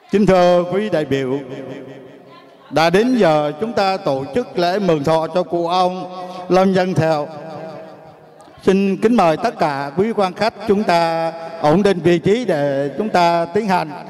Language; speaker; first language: Vietnamese; native; Vietnamese